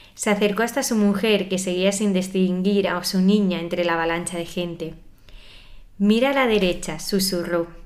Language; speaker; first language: Spanish; native; Spanish